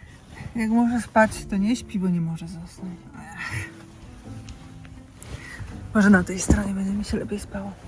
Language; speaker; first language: Polish; native; Polish